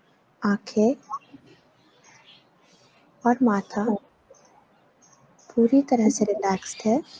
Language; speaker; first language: Hindi; native; Hindi